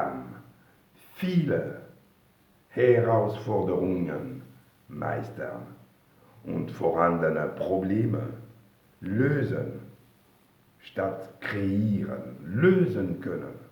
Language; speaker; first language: German; non-native, fluent; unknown